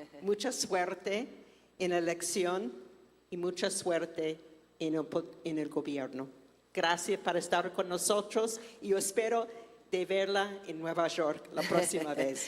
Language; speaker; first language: Spanish; non-native, fluent; English